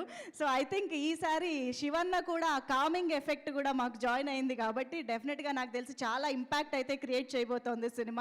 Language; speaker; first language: Telugu; native; Telugu